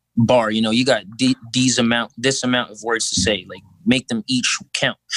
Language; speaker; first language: English; early bilingual, other home language; Filipino